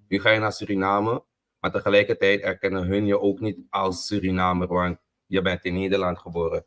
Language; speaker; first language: Dutch; native; Dutch